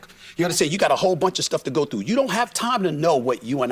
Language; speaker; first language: English; native; English